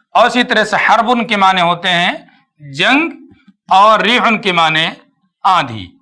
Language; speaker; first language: Urdu; native; Urdu